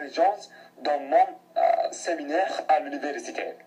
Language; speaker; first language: French; non-native, learner; Japanese